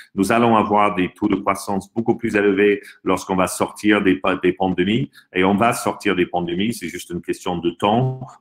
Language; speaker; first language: French; non-native, fluent; English